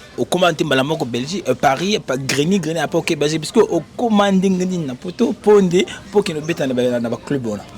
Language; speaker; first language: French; non-native, local second language; Lingala